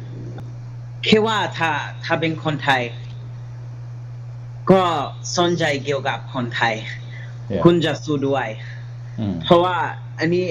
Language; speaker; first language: Thai; non-native, learner; English